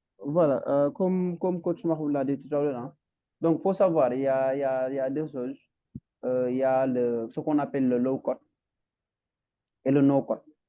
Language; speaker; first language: French; non-native, local second language; Wolof